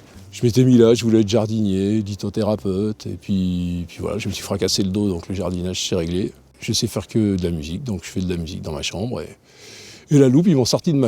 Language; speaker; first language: French; native; French